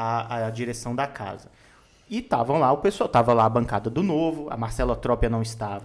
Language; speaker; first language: Portuguese; native; Portuguese